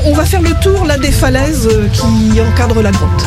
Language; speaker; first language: French; native; French